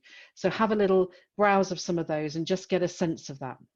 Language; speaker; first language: English; native; English